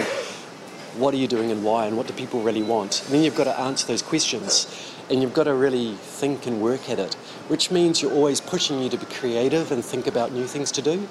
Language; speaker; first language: English; native; English